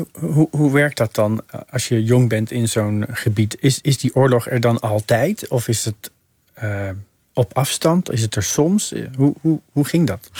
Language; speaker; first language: Dutch; native; Dutch